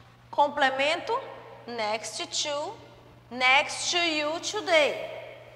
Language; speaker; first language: English; non-native, learner; Portuguese